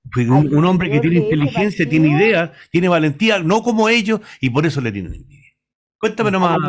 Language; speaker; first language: Spanish; native; Spanish